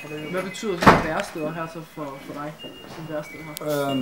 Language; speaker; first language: Danish; native; Danish